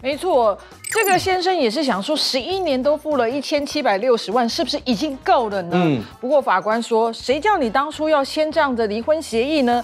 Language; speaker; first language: Chinese; native; Chinese